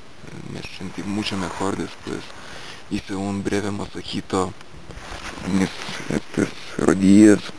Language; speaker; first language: Spanish; non-native, fluent; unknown